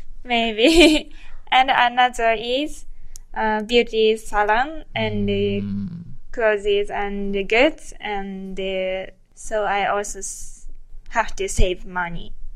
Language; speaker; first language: English; non-native, learner; Japanese